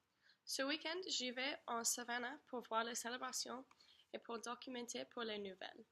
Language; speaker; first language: French; non-native, learner; English